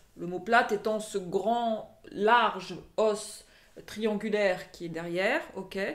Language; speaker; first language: French; native; French